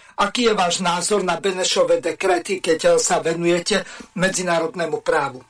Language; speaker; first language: Slovak; native; Slovak